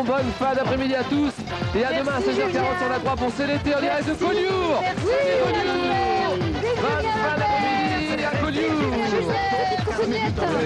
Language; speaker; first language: French; native; French